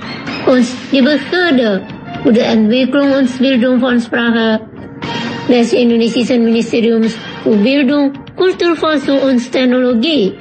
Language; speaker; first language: German; non-native, fluent; Indonesian